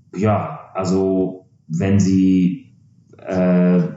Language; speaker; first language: German; non-native, fluent; English